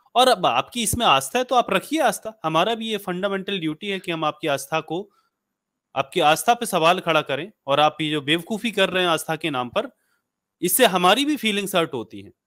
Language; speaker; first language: Hindi; native; Hindi